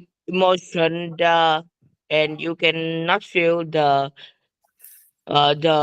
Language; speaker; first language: English; non-native, learner; Vietnamese